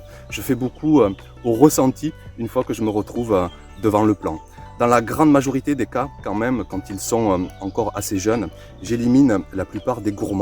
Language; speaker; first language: French; native; French